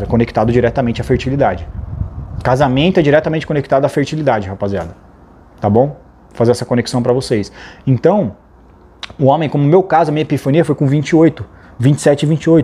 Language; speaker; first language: Portuguese; native; Portuguese